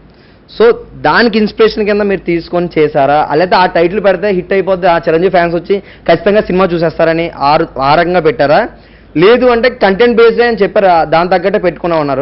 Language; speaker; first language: Telugu; native; Telugu